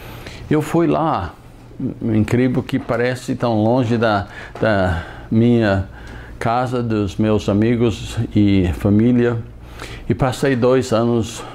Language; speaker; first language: Portuguese; non-native, fluent; English